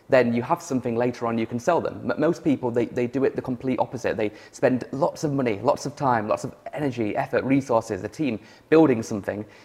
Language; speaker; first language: English; native; English